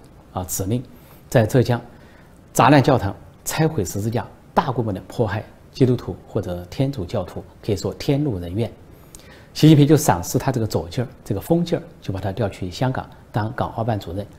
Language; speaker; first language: Chinese; native; Chinese